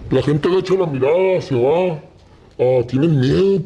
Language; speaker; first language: Spanish; native; Spanish